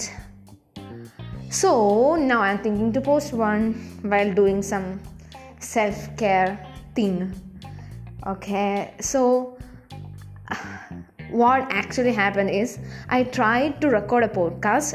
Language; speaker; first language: English; non-native, local second language; Malayalam